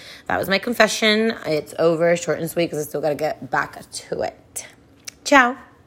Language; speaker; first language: English; early bilingual, other home language; Spanish